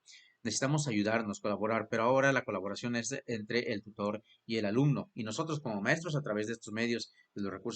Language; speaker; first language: Spanish; native; Spanish